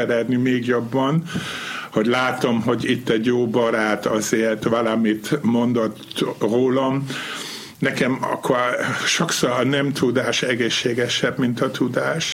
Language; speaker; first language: Hungarian; non-native, fluent; Dutch